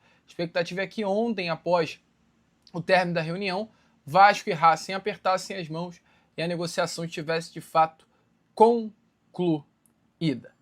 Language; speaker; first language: Portuguese; native; Portuguese